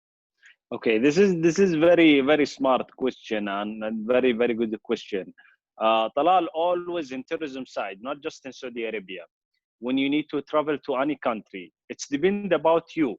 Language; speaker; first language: English; non-native, fluent; Arabic